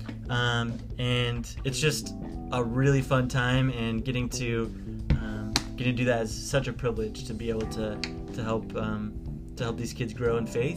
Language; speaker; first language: English; native; English